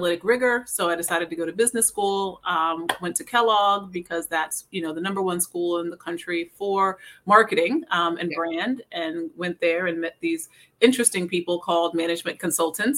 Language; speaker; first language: English; native; English